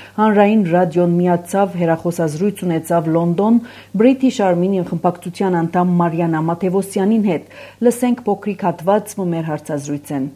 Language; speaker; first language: Armenian; early bilingual, heritage; Armenian